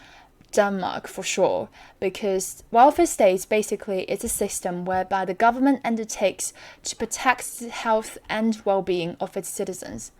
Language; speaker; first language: English; non-native, fluent; Chinese